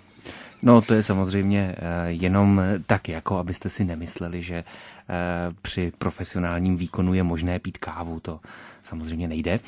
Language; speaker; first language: Czech; native; Czech